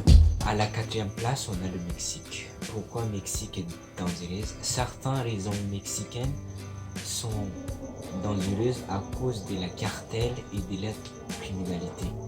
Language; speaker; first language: French; non-native, local second language; Malagasy